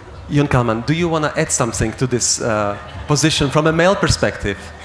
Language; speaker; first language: English; non-native, fluent; Slovak